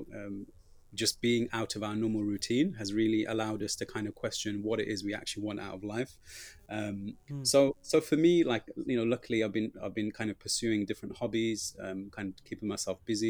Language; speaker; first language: English; native; English